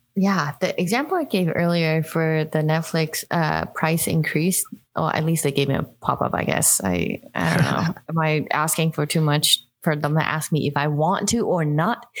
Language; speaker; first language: English; non-native, local second language; Cantonese